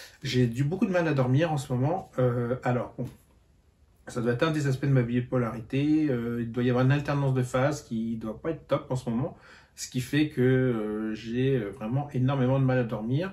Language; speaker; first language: French; native; French